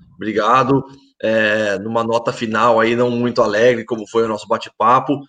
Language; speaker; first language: Portuguese; native; Portuguese